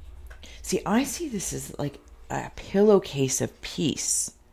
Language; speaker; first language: English; native; English